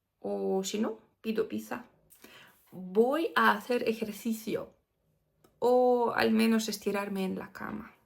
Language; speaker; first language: Spanish; non-native, fluent; Ukrainian